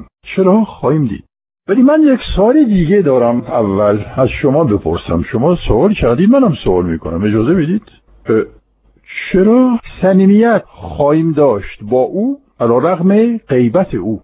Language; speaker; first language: Persian; non-native, fluent; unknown